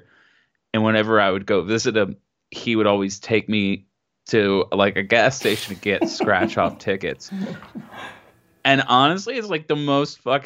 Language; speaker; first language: English; native; English